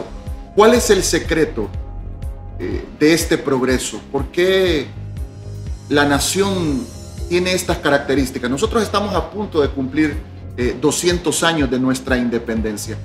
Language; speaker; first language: Spanish; native; Spanish